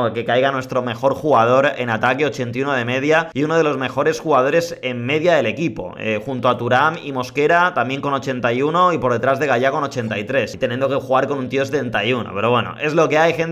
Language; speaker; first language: Spanish; native; Spanish